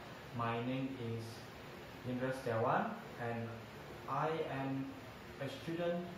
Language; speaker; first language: English; non-native, learner; Indonesian